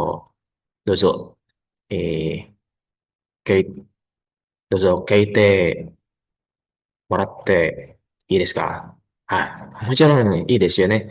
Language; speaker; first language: Japanese; non-native, learner; Indonesian